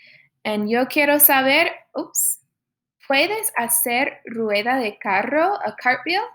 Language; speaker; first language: Spanish; non-native, fluent; English